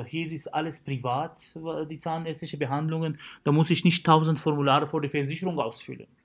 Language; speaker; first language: German; non-native, fluent; Arabic